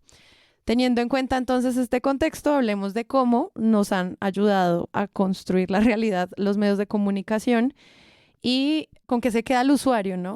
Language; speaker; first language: Spanish; native; Spanish